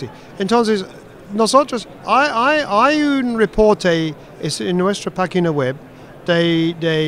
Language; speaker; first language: Spanish; non-native, fluent; English